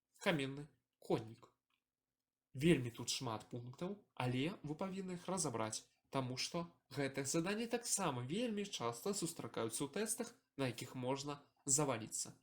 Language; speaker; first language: Belarusian; native; Belarusian